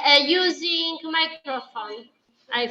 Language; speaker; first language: English; non-native, fluent; Polish